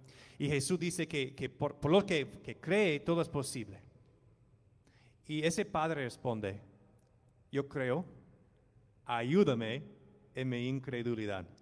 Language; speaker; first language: Spanish; non-native, fluent; English